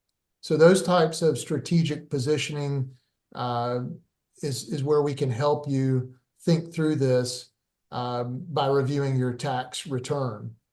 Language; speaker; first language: English; native; English